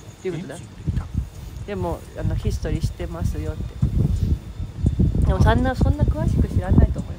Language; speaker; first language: Japanese; non-native, fluent; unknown